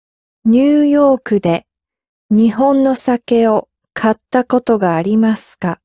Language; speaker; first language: Japanese; non-native, learner; English